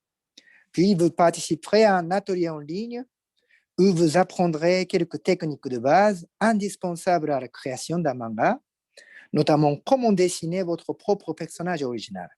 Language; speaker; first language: French; non-native, fluent; Japanese